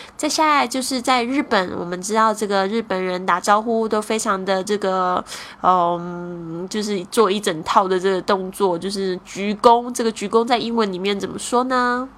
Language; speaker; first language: Chinese; native; Chinese